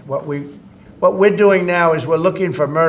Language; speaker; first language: English; native; English